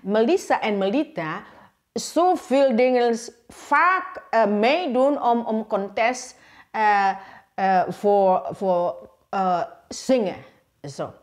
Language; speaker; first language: Dutch; non-native, learner; Indonesian